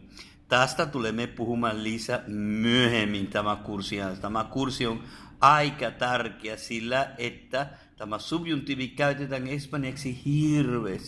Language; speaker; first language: Finnish; non-native, fluent; Spanish